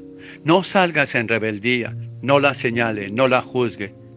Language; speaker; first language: Spanish; native; Spanish